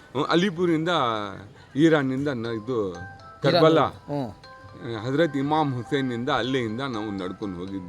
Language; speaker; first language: Kannada; non-native, local second language; Urdu